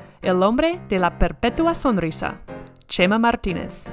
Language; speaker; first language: Spanish; non-native, fluent; English